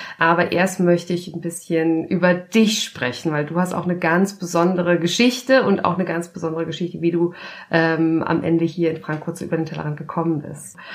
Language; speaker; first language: German; native; German